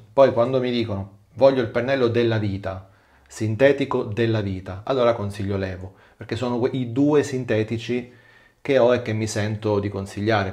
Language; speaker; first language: Italian; native; Italian